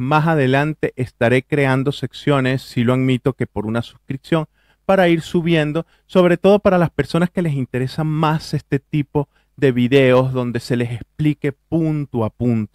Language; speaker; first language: Spanish; native; Spanish